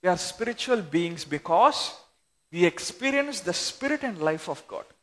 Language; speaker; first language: English; non-native, local second language; Telugu